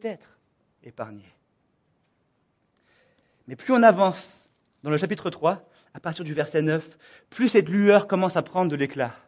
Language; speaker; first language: French; native; French